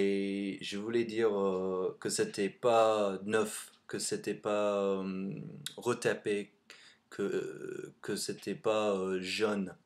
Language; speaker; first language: French; non-native, fluent; English